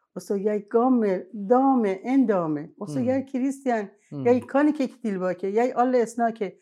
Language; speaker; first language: Norwegian; non-native, learner; Persian